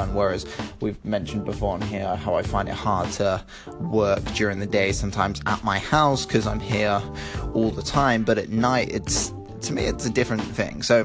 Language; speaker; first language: English; native; English